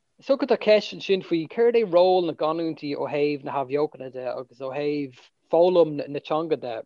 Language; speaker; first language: Irish; non-native, local second language; English